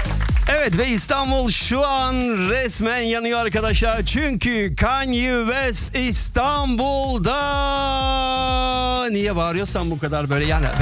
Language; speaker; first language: Turkish; early bilingual, heritage; Turkish